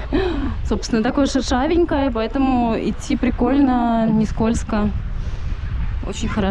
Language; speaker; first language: Russian; native; Russian